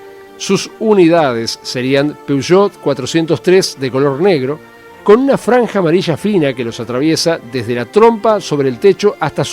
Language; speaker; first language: Spanish; native; Spanish